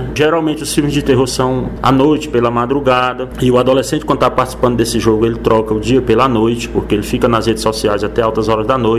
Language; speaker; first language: Portuguese; native; Portuguese